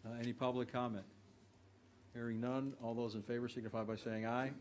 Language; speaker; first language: English; native; English